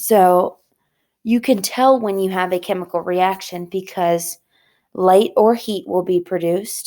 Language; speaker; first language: English; native; English